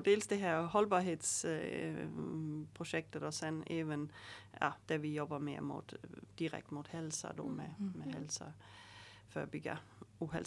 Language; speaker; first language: Swedish; native; Swedish